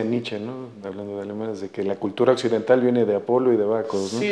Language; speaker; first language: Spanish; native; Spanish